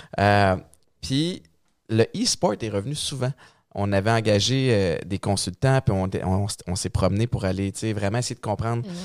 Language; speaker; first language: French; native; French